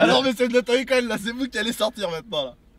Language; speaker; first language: French; native; French